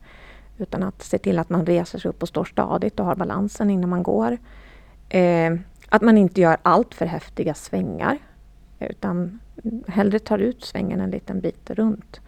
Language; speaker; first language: Swedish; native; Swedish